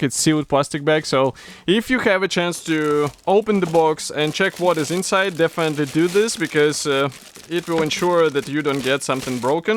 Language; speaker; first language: English; non-native, fluent; Russian